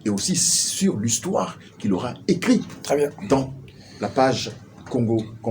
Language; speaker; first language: French; non-native, local second language; Lingala